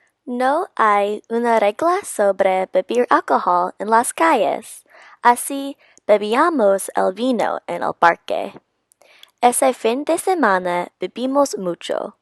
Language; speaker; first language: Spanish; non-native, learner; English